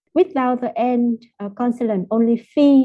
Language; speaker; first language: English; non-native, fluent; Vietnamese